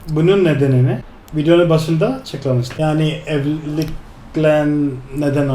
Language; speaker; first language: Turkish; non-native, fluent; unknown